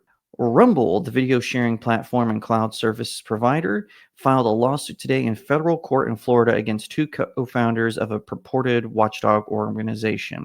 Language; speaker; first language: English; native; English